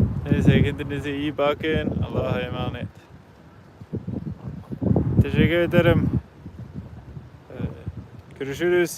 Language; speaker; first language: Turkish; non-native, learner; English